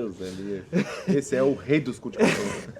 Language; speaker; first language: Portuguese; native; Portuguese